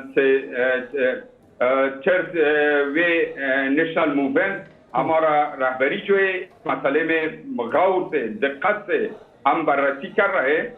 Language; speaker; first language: Hindi; non-native, learner; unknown